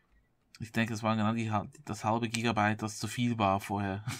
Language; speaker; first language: German; native; German